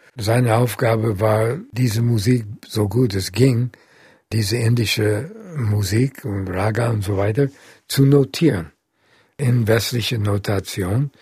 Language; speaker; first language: German; non-native, fluent; English